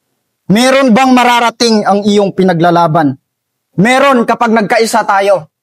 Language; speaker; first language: Filipino; native; Filipino